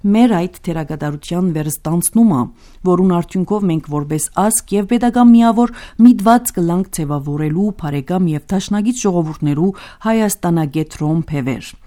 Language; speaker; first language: Armenian; early bilingual, heritage; Armenian